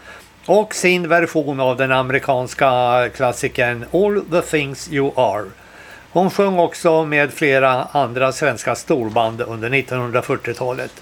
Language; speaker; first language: Swedish; native; Swedish